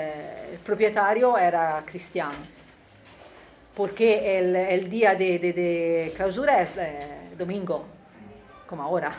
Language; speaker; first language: Spanish; non-native, learner; Italian